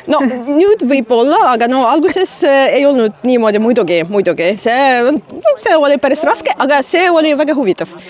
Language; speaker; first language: Estonian; non-native, fluent; Russian